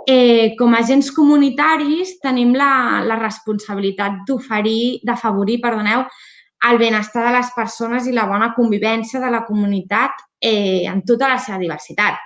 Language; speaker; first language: Catalan; native; Catalan